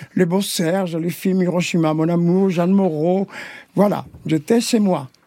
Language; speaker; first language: French; non-native, fluent; Spanish